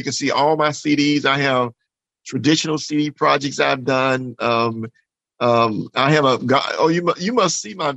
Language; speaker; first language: English; native; English